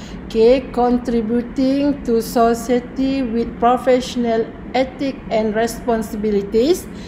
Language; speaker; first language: English; non-native, local second language; Malay